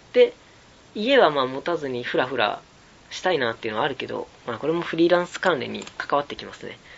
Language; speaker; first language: Japanese; native; Japanese